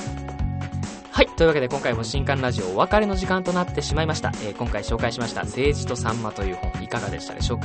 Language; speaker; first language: Japanese; native; Japanese